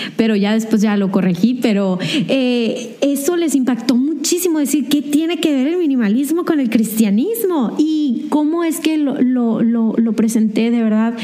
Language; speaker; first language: Spanish; native; Spanish